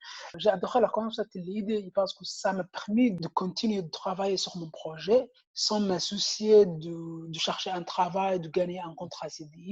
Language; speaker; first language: French; non-native, learner; Somali